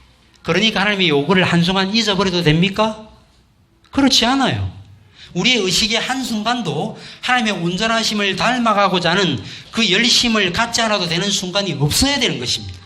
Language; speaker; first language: Korean; native; Korean